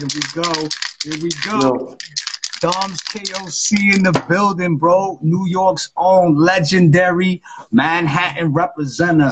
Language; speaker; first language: English; native; English